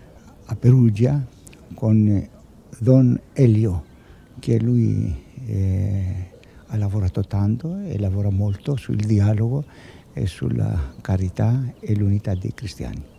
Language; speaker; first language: Italian; non-native, fluent; Greek